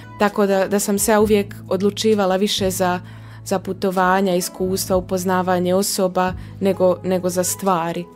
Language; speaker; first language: Croatian; native; Croatian